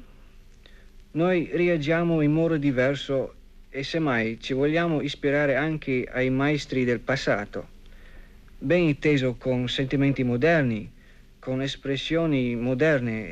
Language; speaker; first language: Italian; non-native, fluent; English